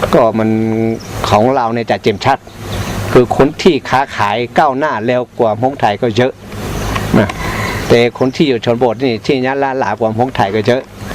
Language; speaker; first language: Thai; non-native, local second language; Hmong